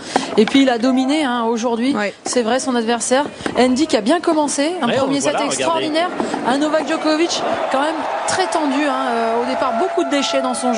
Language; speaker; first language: French; native; French